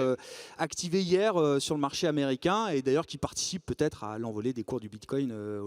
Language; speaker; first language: French; native; French